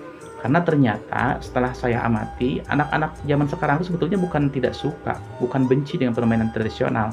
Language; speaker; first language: Indonesian; non-native, local second language; Sundanese